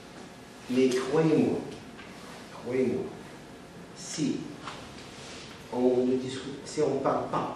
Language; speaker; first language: French; non-native, local second language; Arabic